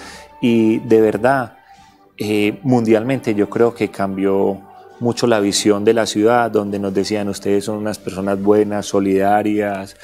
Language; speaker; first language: Spanish; native; Spanish